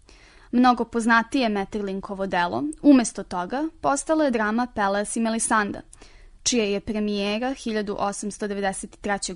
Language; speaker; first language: Serbian; native; Serbian